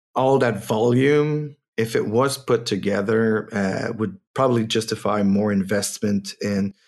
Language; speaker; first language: English; non-native, fluent; French